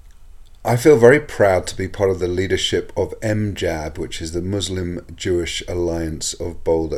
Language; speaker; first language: English; native; English